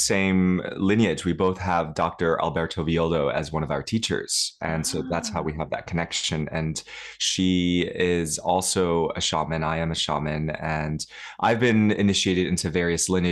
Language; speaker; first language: English; early bilingual, other home language; Cantonese